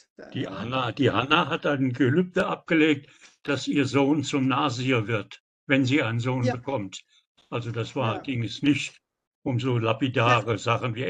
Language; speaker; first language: German; native; German